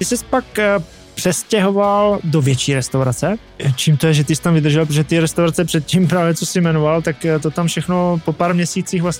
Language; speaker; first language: Czech; native; Czech